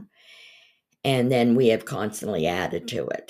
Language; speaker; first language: English; native; English